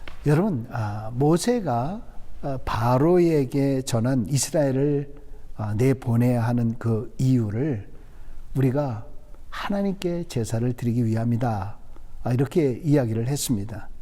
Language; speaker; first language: Korean; native; Korean